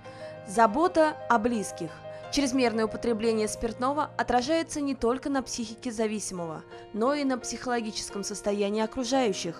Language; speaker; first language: Russian; native; Russian